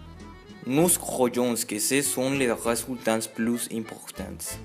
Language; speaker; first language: French; non-native, learner; Spanish